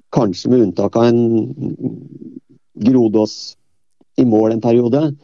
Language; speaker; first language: Norwegian; native; Norwegian